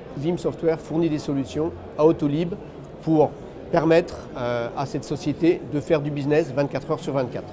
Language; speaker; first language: French; native; French